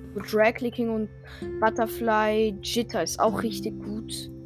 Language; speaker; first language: German; non-native, fluent; French